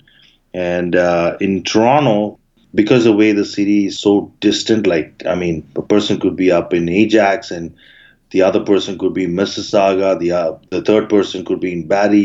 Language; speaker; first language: English; non-native, local second language; Malayalam